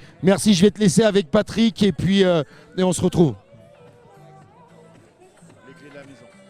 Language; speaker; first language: French; native; French